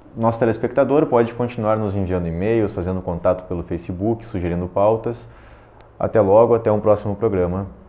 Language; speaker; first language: Portuguese; native; Portuguese